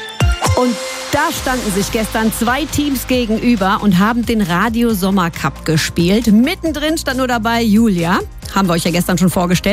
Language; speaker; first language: German; native; German